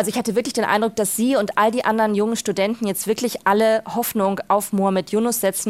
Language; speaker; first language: German; native; German